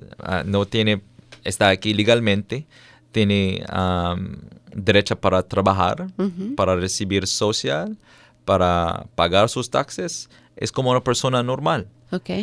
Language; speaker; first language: Spanish; non-native, fluent; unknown